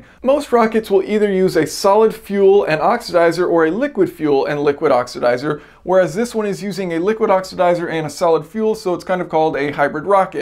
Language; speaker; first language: English; native; English